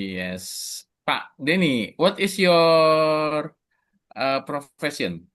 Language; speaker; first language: English; non-native, learner; Indonesian